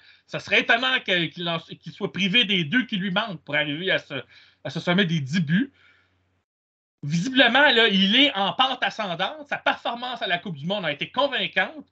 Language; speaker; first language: French; native; French